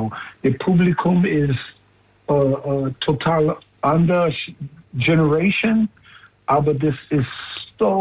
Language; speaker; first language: German; non-native, fluent; English